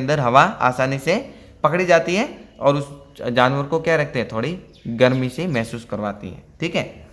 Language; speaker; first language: Hindi; native; Hindi